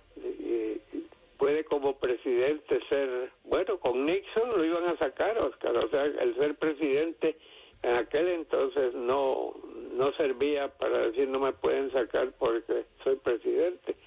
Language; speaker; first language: Spanish; native; Spanish